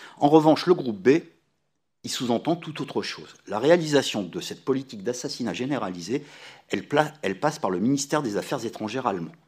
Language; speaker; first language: French; native; French